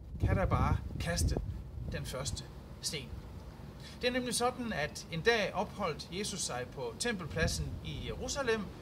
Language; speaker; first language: Danish; native; Danish